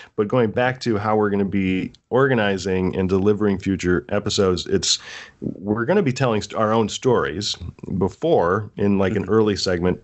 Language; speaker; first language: English; native; English